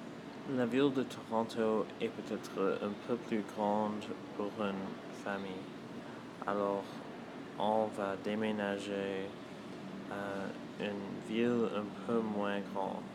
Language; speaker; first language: French; non-native, local second language; English